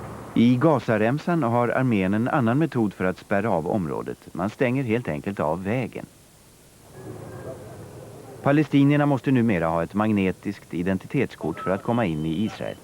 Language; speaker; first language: Swedish; native; Swedish